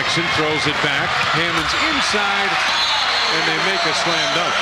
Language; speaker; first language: English; native; English